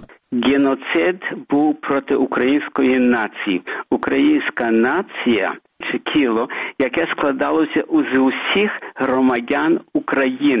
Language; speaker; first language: Ukrainian; early bilingual, heritage; Ukrainian